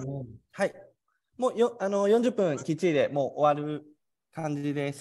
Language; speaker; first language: Japanese; native; Japanese